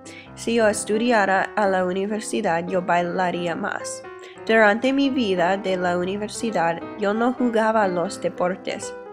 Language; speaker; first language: Spanish; non-native, learner; English